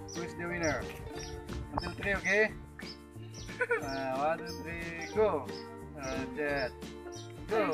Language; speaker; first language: English; non-native, learner; Indonesian